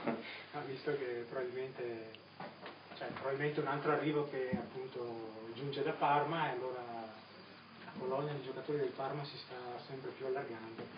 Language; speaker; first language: Italian; native; Italian